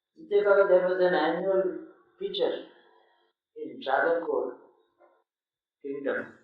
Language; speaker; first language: English; non-native, local second language; Telugu